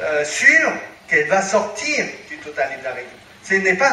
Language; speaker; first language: French; non-native, fluent; Chinese